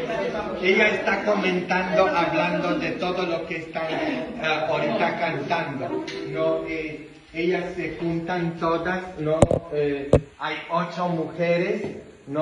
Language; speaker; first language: Spanish; non-native, fluent; Polish